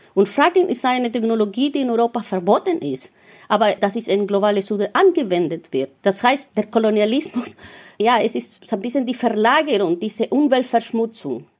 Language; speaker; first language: German; non-native, fluent; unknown